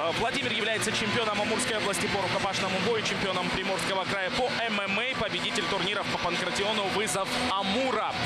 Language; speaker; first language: Russian; native; Russian